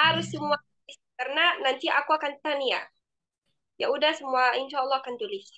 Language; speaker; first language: Indonesian; non-native, fluent; Arabic